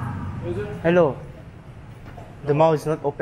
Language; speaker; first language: English; non-native, learner; French